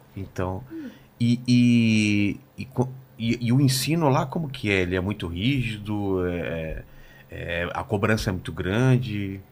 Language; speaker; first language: Portuguese; native; Portuguese